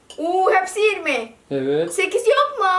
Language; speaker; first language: Turkish; non-native, learner; Indonesian